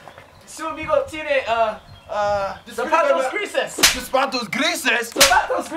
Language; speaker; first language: Spanish; non-native, learner; English